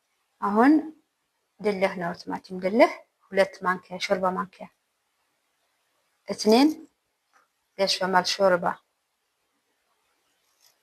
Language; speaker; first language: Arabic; non-native, learner; Amharic